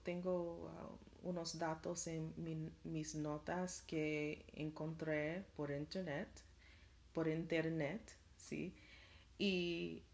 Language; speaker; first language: Spanish; non-native, learner; English